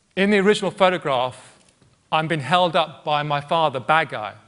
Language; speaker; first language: English; native; English